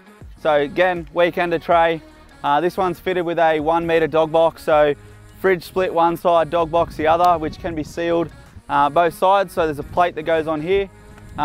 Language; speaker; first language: English; native; English